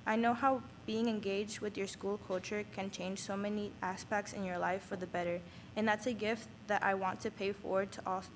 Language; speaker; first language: English; non-native, fluent; Spanish